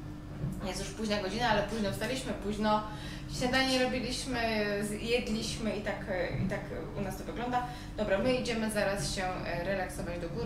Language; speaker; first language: Polish; native; Polish